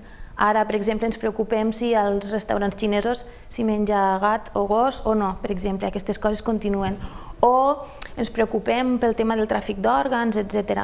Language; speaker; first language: Catalan; native; Catalan